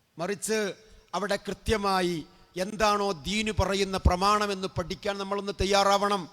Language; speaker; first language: Malayalam; native; Malayalam